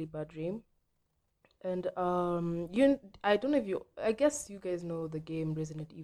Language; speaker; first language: English; non-native, local second language; Swahili